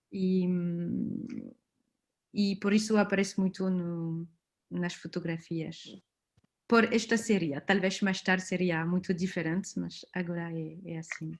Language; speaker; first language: Portuguese; non-native, fluent; French